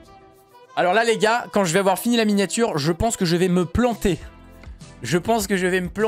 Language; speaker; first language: French; native; French